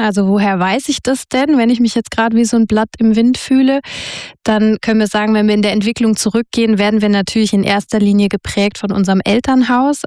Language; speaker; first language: German; native; German